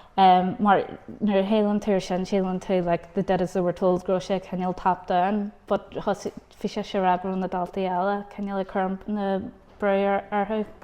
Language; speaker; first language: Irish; non-native, local second language; English